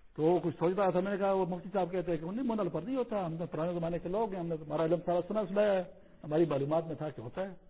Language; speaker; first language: Urdu; non-native, local second language; Pashto